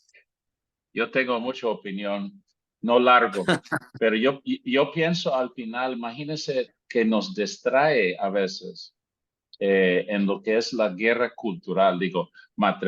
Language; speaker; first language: Spanish; native; Spanish